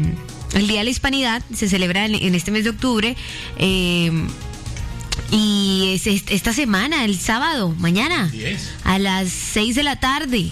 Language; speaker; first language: Spanish; native; Spanish